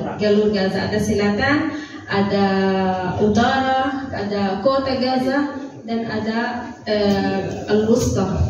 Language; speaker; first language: Indonesian; non-native, fluent; Arabic